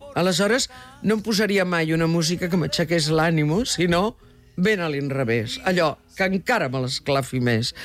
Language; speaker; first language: Catalan; early bilingual, heritage; Catalan